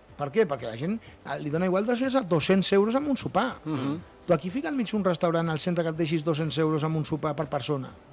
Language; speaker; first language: Catalan; non-native, local second language; Spanish